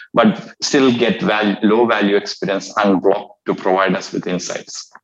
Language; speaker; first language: English; non-native, local second language; Malayalam